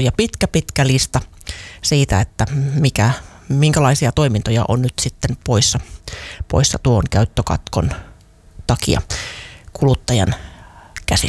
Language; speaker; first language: Finnish; native; Finnish